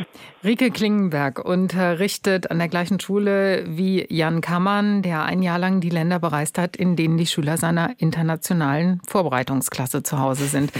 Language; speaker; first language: German; native; German